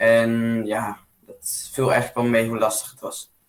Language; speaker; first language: Dutch; early bilingual, other home language; German